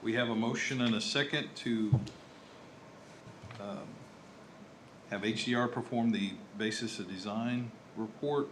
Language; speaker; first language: English; native; English